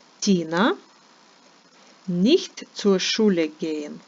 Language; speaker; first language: German; non-native, fluent; Ukrainian